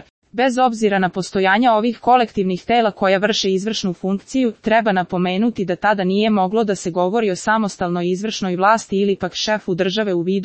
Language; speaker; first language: Serbian; native; Serbian